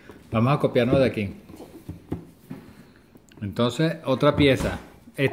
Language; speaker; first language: Spanish; native; Spanish